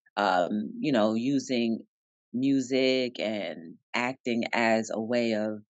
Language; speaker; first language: English; native; English